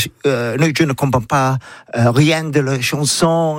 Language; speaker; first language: French; non-native, learner; English